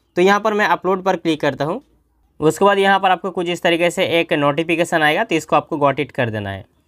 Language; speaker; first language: Hindi; native; Hindi